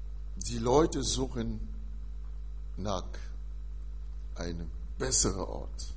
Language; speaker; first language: German; non-native, fluent; French